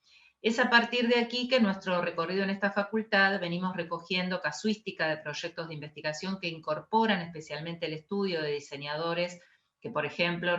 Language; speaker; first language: Spanish; native; Spanish